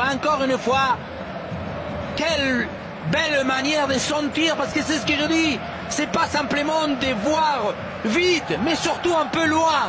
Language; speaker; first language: French; native; French